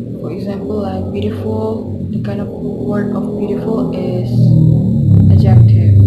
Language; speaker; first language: English; non-native, learner; Indonesian